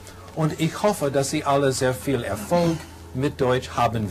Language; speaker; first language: German; non-native, fluent; English